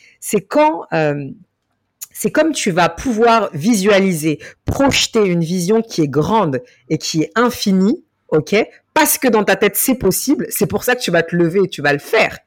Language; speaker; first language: French; native; French